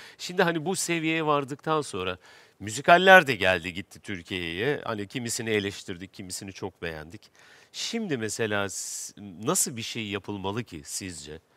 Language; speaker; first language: Turkish; native; Turkish